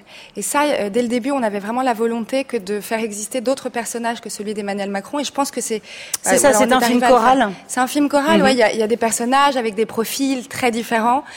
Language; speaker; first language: French; native; French